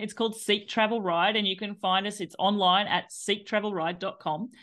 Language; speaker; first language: English; native; English